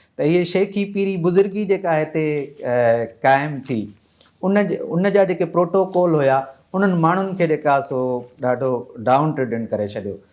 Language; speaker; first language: Sindhi; native; Sindhi